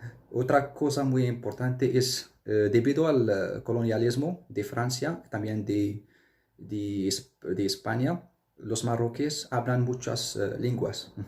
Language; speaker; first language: Spanish; non-native, fluent; Arabic